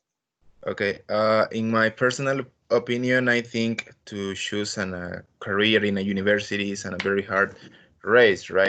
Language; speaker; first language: English; non-native, learner; Spanish